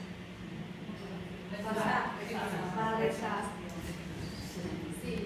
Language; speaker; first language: Spanish; non-native, learner; Vietnamese